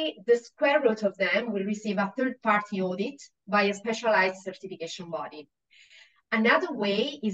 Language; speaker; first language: English; non-native, fluent; Italian